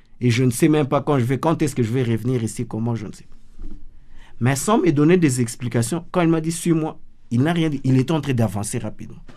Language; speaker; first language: French; non-native, local second language; Lingala